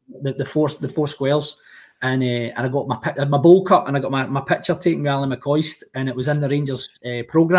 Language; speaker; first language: English; native; English